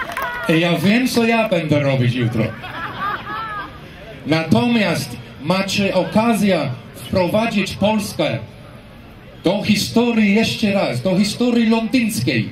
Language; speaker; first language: Polish; non-native, fluent; English